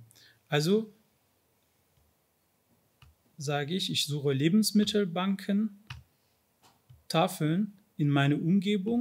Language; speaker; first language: German; non-native, fluent; French